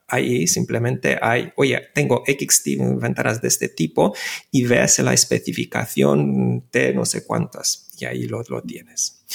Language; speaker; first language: Spanish; non-native, fluent; Romanian